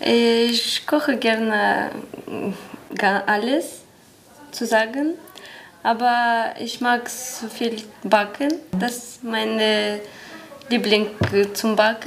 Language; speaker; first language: German; non-native, learner; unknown